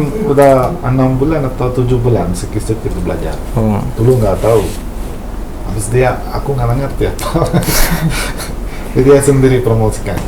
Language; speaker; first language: Indonesian; non-native, local second language; Malayalam